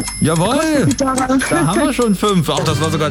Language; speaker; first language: German; native; German